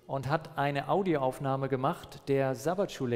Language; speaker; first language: German; non-native, fluent; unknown